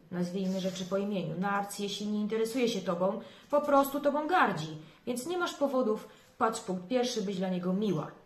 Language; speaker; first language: Polish; native; Polish